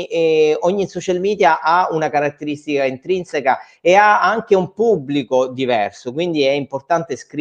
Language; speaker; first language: Italian; native; Italian